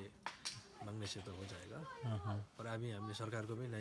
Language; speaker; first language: Hindi; non-native, local second language; Nepali